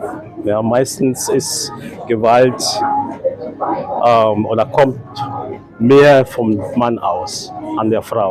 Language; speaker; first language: German; non-native, fluent; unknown